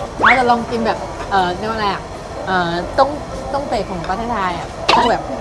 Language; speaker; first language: Thai; non-native, learner; Chinese